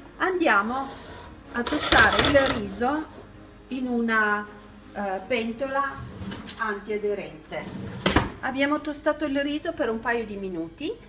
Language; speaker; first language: Italian; native; Italian